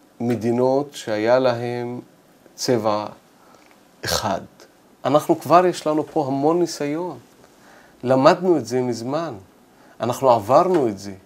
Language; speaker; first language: Hebrew; non-native, local second language; Arabic